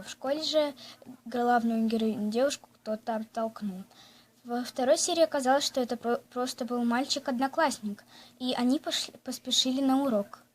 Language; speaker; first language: Russian; native; Russian